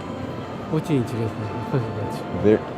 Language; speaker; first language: Russian; non-native, fluent; Japanese